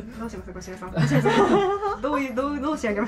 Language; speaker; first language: Japanese; native; Japanese